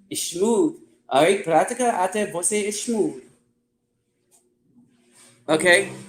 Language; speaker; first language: Portuguese; non-native, learner; English